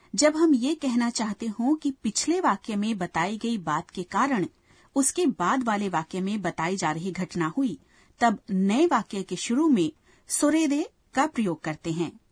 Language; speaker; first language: Hindi; native; Hindi